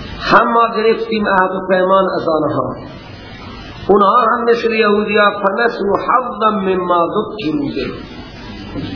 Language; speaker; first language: Persian; native; Persian